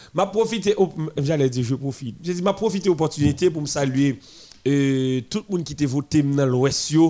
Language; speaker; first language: French; non-native, local second language; Haitian Creole